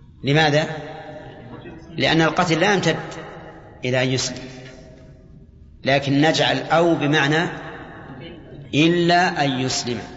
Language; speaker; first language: Arabic; native; Arabic